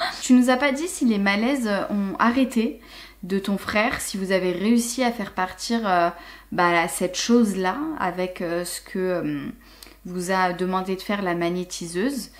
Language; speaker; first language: French; native; French